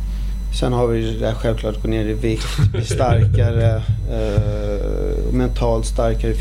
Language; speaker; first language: Swedish; early bilingual, other home language; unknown